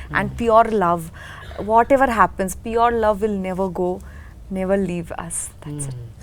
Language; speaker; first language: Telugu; non-native, learner; Bangla